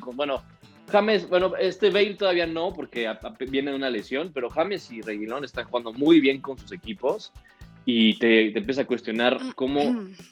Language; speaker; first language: Spanish; native; Spanish